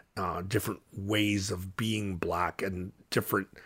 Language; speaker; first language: English; native; English